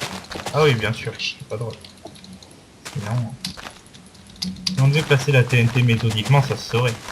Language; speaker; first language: French; native; French